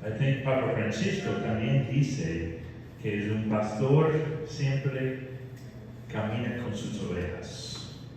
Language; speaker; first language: Spanish; non-native, fluent; English